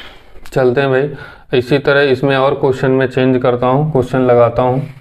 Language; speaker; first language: Hindi; native; Hindi